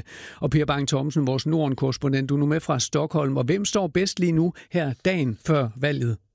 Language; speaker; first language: Danish; native; Danish